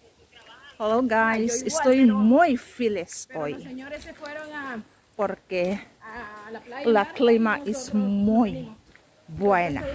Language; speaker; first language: Spanish; non-native, learner; Filipino